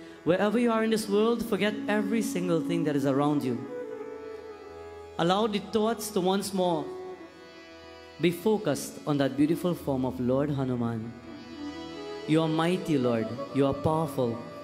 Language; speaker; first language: English; native; English